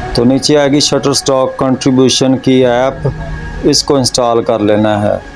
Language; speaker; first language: Urdu; native; Urdu